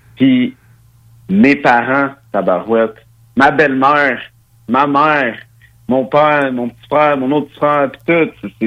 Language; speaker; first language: French; early bilingual, other home language; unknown